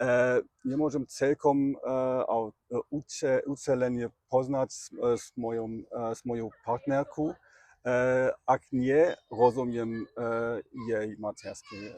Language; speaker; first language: Slovak; non-native, learner; German